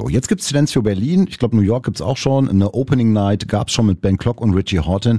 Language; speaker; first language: German; native; German